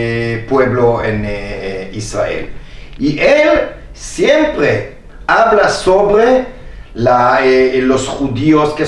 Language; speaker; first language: Spanish; non-native, fluent; Hebrew